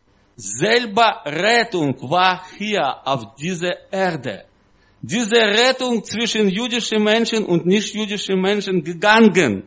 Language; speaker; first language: German; non-native, learner; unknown